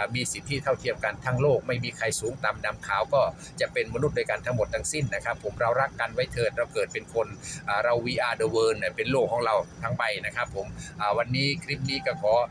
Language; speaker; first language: Thai; non-native, local second language; Khmer